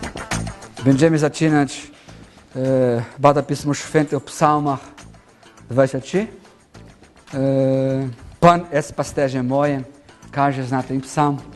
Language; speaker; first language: Polish; non-native, learner; Portuguese